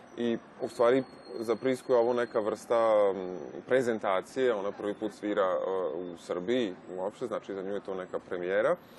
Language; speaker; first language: Serbian; native; Serbian